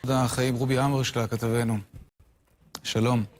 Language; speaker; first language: Hebrew; native; Hebrew